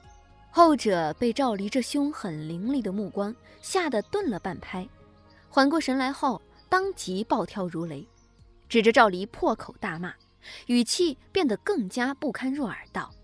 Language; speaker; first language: Chinese; native; Chinese